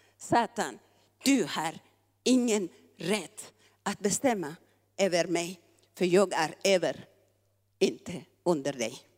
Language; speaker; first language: Swedish; non-native, fluent; Tigrinya